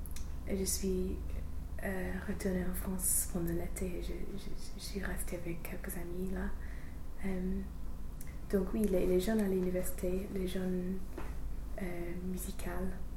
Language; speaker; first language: French; non-native, learner; English